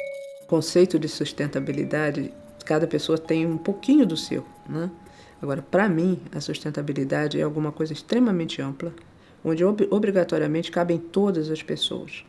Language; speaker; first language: Portuguese; native; Portuguese